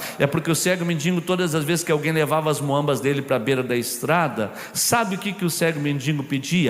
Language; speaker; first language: Portuguese; native; Portuguese